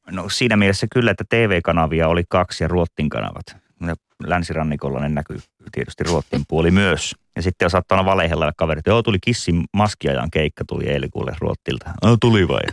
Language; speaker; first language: Finnish; native; Finnish